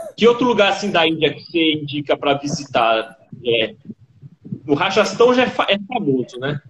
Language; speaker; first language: Portuguese; native; Portuguese